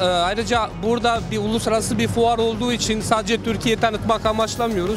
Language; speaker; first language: Turkish; non-native, fluent; Albanian